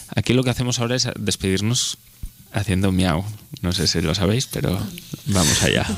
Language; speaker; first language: Spanish; non-native, local second language; Catalan